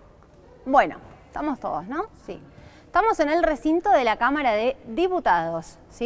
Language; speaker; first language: Spanish; native; Spanish